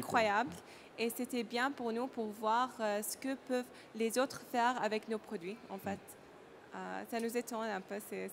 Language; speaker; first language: French; non-native, learner; Arabic